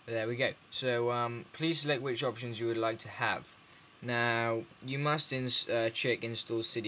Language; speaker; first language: English; native; English